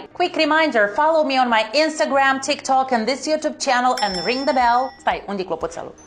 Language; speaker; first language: English; non-native, fluent; Romanian